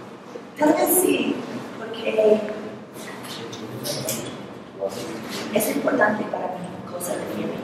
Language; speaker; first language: Spanish; non-native, learner; English